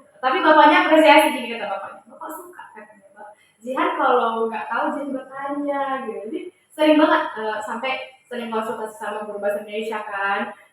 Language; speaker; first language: Indonesian; early bilingual, heritage; Indonesian